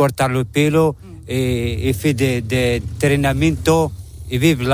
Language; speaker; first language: Spanish; non-native, learner; Arabic